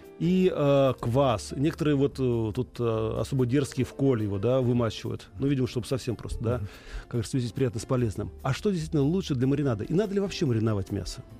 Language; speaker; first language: Russian; native; Russian